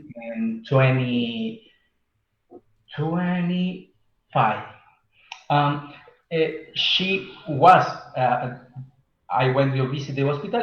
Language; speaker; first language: English; non-native, learner; Spanish